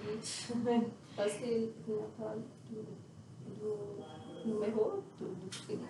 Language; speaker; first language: French; non-native, learner; Portuguese